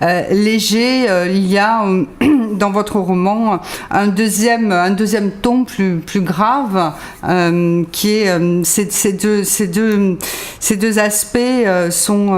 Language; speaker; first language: French; native; French